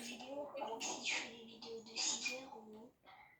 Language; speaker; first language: French; native; French